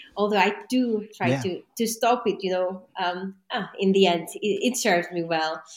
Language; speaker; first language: English; non-native, fluent; Greek